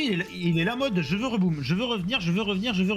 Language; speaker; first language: French; native; French